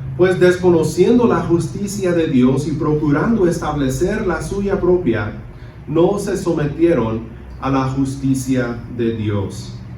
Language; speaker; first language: Spanish; early bilingual, other home language; English